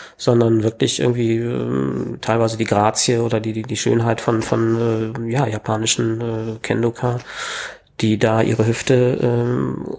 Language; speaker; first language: German; native; German